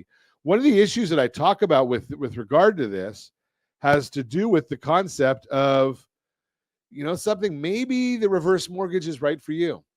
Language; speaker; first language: English; native; English